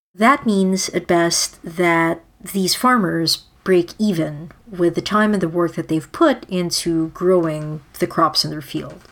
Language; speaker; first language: English; non-native, local second language; Filipino